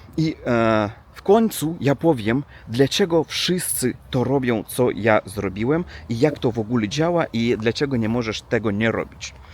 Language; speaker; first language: Polish; non-native, learner; Russian